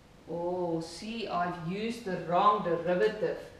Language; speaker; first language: English; non-native, local second language; Afrikaans